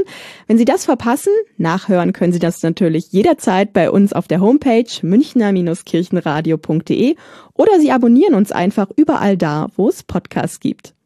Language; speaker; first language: German; native; German